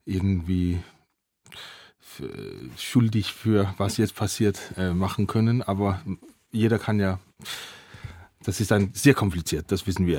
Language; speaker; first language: German; non-native, fluent; Danish